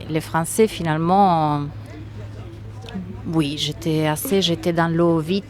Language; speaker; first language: French; non-native, fluent; Italian